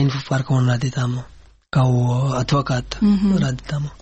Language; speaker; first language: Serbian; non-native, learner; Pashto